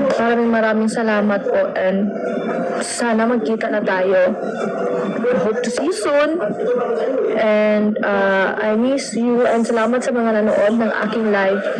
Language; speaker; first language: Filipino; non-native, local second language; Cebuano